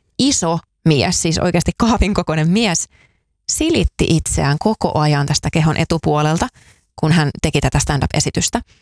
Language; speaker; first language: Finnish; native; Finnish